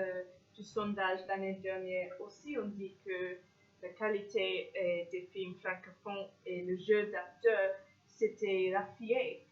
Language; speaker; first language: French; non-native, fluent; English